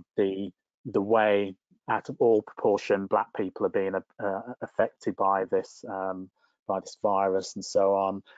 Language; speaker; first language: English; native; English